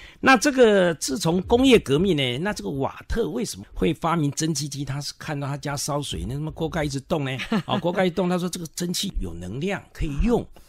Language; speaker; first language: Chinese; native; Chinese